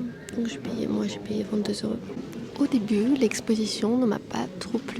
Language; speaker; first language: French; non-native, fluent; Armenian